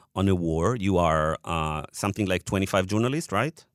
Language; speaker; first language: English; non-native, fluent; Hebrew